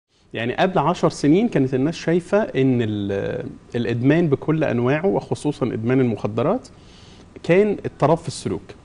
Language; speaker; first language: Arabic; native; Arabic